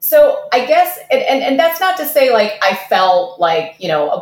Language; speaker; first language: English; early bilingual, other home language; Russian